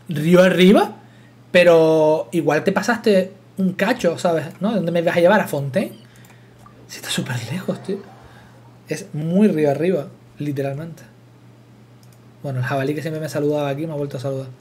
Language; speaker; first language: Spanish; native; Spanish